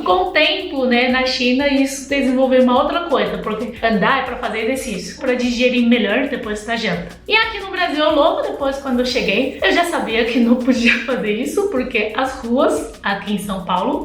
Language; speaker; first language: Portuguese; non-native, fluent; Chinese